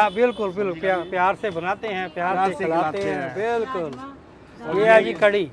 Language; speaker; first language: Hindi; native; Hindi